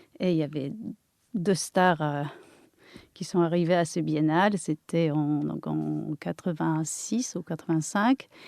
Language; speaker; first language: French; non-native, fluent; Polish